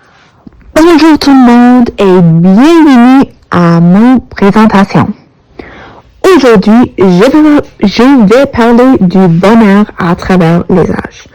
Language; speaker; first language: French; non-native, learner; English